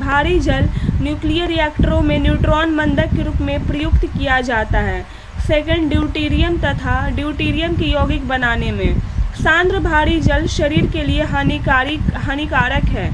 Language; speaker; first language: Hindi; native; Hindi